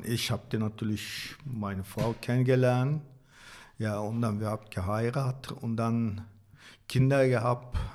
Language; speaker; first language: German; non-native, fluent; Turkish